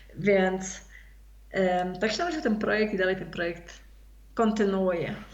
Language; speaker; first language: Polish; native; Polish